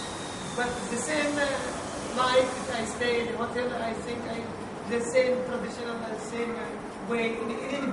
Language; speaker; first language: English; non-native, learner; Arabic